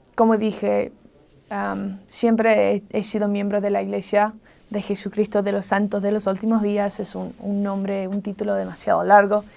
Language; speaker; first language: Spanish; non-native, fluent; English